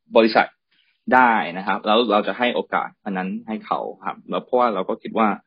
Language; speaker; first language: Thai; early bilingual, heritage; Thai